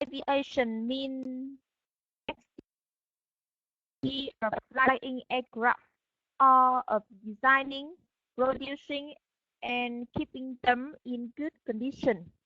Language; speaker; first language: English; non-native, learner; Vietnamese